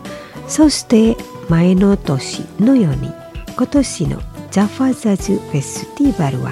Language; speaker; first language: Japanese; non-native, fluent; Indonesian